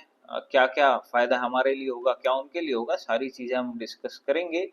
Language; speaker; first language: Hindi; native; Hindi